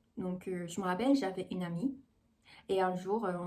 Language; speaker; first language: French; non-native, fluent; Chinese